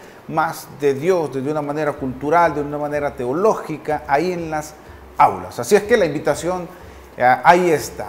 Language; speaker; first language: Spanish; native; Spanish